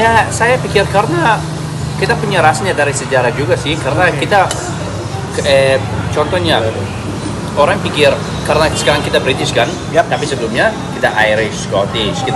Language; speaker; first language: Indonesian; non-native, fluent; English